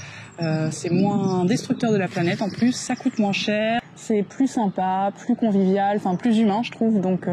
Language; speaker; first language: French; native; French